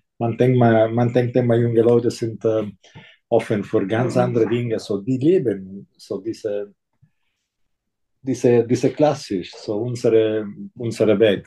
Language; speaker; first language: German; non-native, fluent; Italian